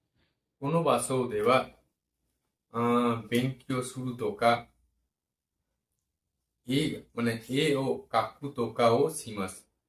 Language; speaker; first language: Japanese; non-native, learner; Bangla